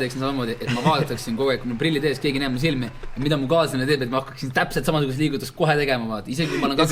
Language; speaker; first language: Estonian; native; Estonian